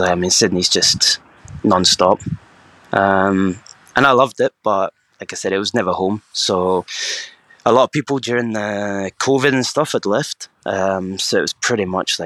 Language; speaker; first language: English; native; English